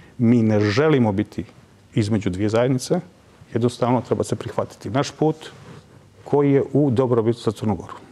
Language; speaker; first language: Serbian; non-native, local second language; Albanian